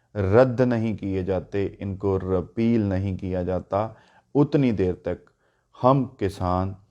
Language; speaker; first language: Hindi; non-native, local second language; Punjabi